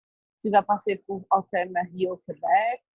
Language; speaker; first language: French; non-native, learner; Portuguese